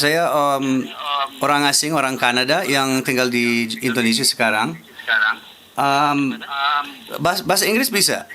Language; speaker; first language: Indonesian; non-native, fluent; English